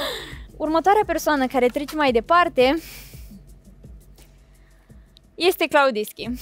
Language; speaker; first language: Romanian; native; Romanian